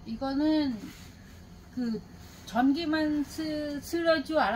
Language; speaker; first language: Korean; non-native, learner; Vietnamese